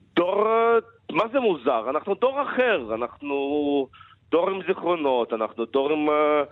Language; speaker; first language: Hebrew; non-native, fluent; Russian